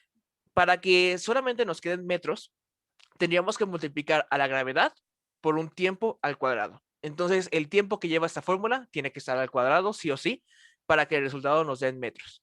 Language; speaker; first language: Spanish; native; Spanish